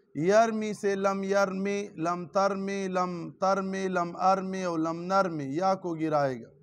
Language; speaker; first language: Urdu; non-native, local second language; Pashto